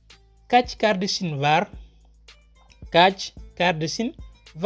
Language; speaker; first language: Turkish; non-native, fluent; Wolof